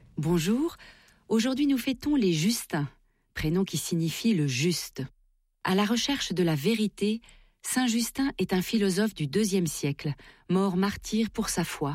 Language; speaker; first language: French; native; French